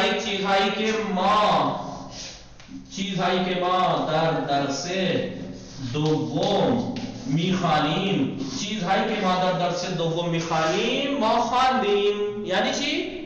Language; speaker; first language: Persian; non-native, fluent; Urdu